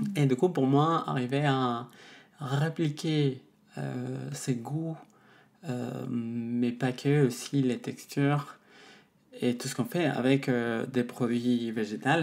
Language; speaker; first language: French; non-native, fluent; Spanish